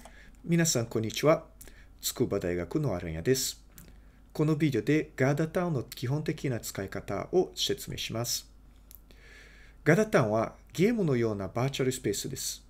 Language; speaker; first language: Japanese; non-native, fluent; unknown